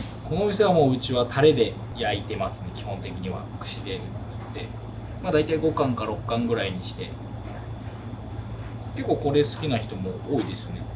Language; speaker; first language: Japanese; native; Japanese